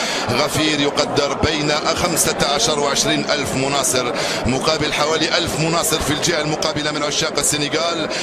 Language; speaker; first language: Arabic; native; Arabic